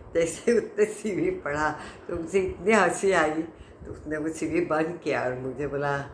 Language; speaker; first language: Hindi; non-native, local second language; Marathi